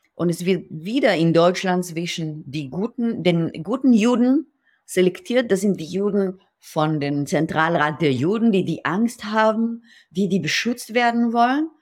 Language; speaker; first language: German; non-native, fluent; Hebrew